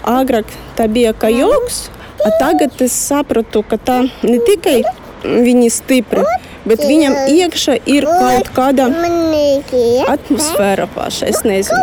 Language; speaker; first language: Latvian; non-native, learner; Russian